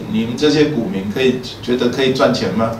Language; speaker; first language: Chinese; native; Chinese